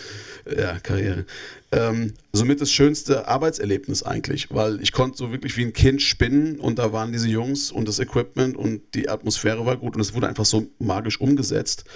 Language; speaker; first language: German; native; German